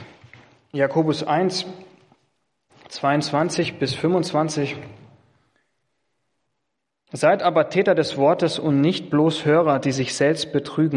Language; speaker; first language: German; non-native, fluent; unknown